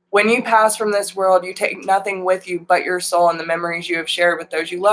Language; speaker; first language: English; native; English